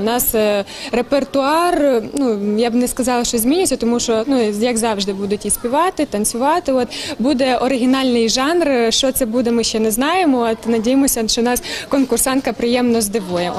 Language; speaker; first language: Ukrainian; native; Ukrainian